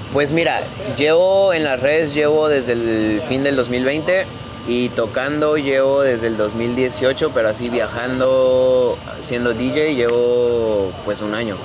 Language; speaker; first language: Spanish; early bilingual, heritage; Spanish